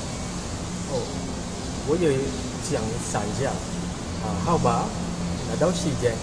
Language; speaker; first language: Chinese; non-native, learner; Malay